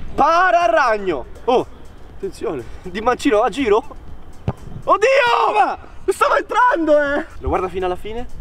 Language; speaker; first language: Italian; native; Italian